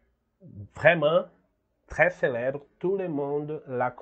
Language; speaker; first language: French; non-native, learner; Portuguese